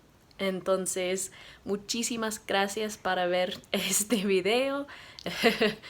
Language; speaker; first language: Spanish; non-native, learner; English